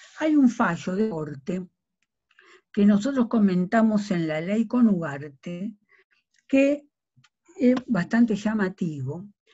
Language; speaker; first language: Spanish; native; Spanish